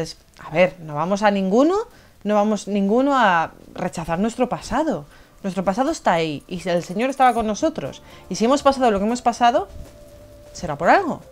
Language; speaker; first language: Spanish; native; Spanish